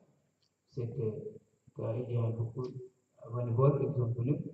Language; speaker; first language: French; non-native, learner; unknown